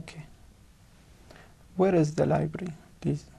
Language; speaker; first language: English; non-native, learner; Arabic